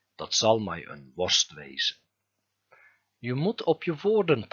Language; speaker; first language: Dutch; non-native, fluent; Turkish